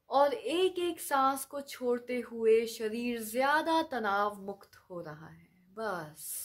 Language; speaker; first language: Hindi; native; Hindi